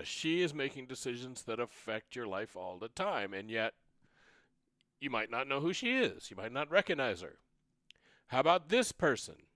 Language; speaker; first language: English; native; English